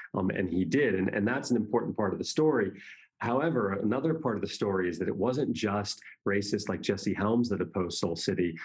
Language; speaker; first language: English; native; English